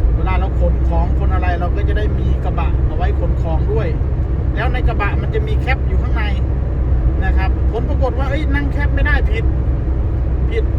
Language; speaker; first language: Thai; non-native, local second language; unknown